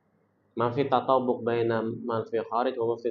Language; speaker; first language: Arabic; non-native, fluent; Indonesian